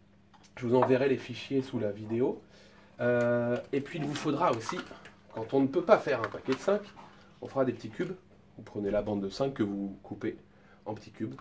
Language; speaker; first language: French; native; French